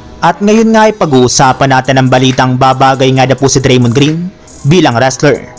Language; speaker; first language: Filipino; native; Filipino